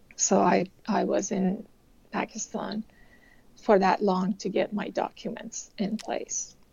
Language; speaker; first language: English; early bilingual, other home language; Persian